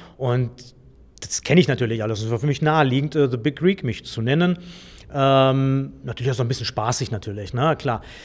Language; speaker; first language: German; native; German